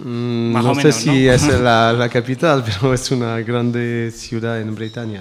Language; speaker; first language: Spanish; non-native, learner; French